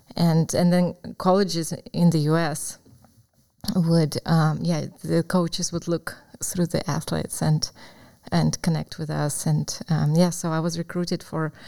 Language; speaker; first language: English; non-native, fluent; Ukrainian